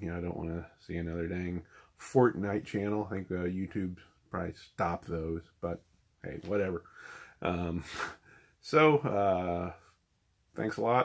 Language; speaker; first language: English; native; English